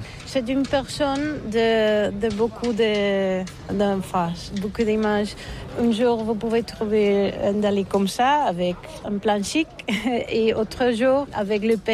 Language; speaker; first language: French; non-native, fluent; Catalan